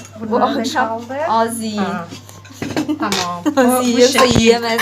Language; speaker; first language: Turkish; non-native, learner; Persian